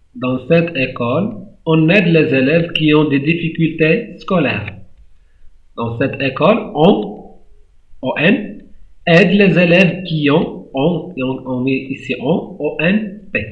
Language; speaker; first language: French; non-native, local second language; Arabic